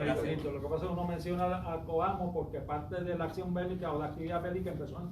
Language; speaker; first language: Spanish; native; Spanish